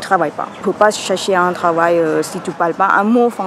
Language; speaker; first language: French; non-native, learner; Thai